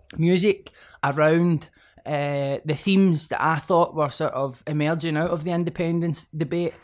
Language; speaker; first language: English; native; English